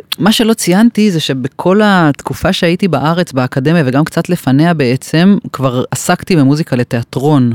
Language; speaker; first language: Hebrew; native; Hebrew